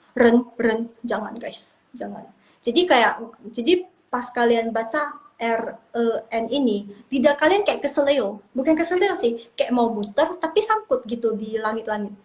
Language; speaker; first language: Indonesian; non-native, local second language; Min Nan Chinese